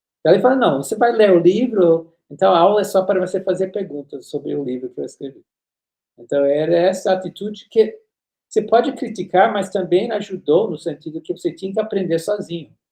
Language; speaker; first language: Portuguese; non-native, fluent; English